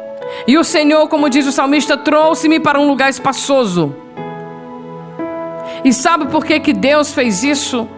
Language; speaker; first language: Portuguese; native; Portuguese